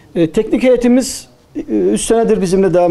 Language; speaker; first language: Turkish; native; Turkish